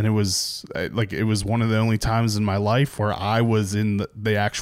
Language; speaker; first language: English; native; English